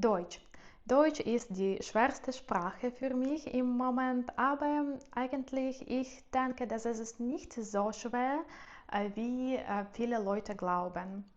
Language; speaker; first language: German; non-native, learner; Russian